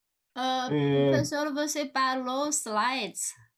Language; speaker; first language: Portuguese; non-native, fluent; Chinese